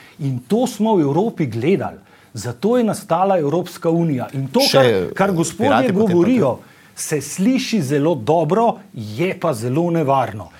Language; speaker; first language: Slovenian; native; Slovenian